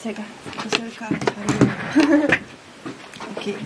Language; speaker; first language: Korean; non-native, fluent; Russian